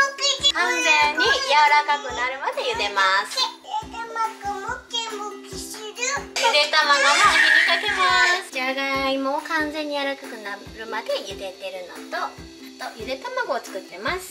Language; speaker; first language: Japanese; native; Japanese